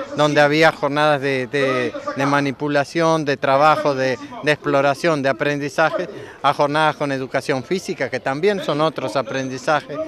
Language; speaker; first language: Spanish; native; Spanish